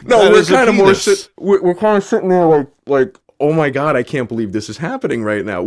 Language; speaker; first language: English; native; English